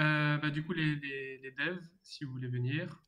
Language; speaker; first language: French; native; French